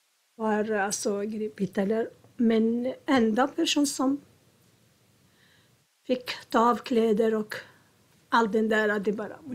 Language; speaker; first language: Swedish; non-native, learner; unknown